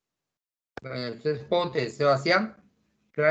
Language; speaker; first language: Spanish; native; Spanish